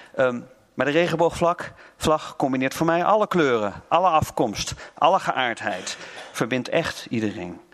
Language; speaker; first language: Dutch; native; Dutch